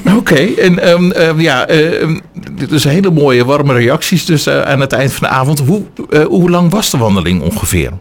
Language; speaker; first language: Dutch; native; Dutch